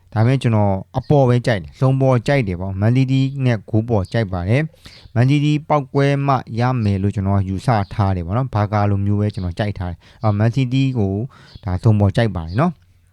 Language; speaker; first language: Burmese; native; Burmese